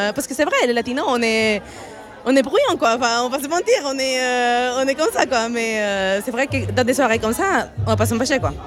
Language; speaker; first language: French; non-native, fluent; Spanish